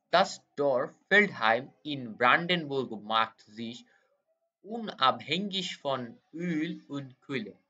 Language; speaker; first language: German; non-native, fluent; Bangla